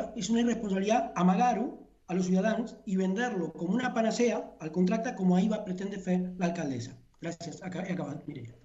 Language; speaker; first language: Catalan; non-native, fluent; Spanish